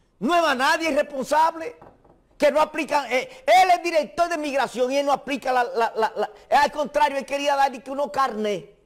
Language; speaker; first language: Spanish; native; Spanish